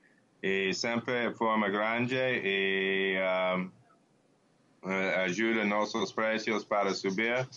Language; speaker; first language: Portuguese; non-native, learner; English